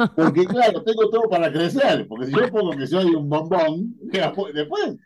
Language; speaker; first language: Spanish; native; Spanish